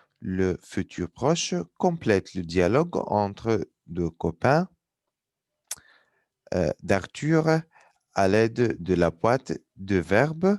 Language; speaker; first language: French; non-native, fluent; Arabic